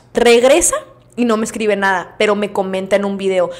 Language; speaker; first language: Spanish; native; Spanish